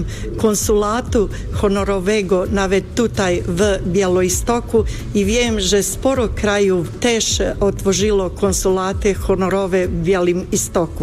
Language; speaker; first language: Polish; non-native, fluent; Bosnian